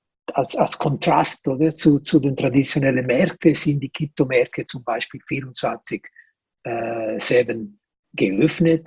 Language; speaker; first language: German; non-native, local second language; Italian